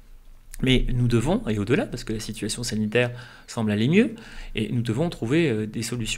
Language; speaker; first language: French; native; French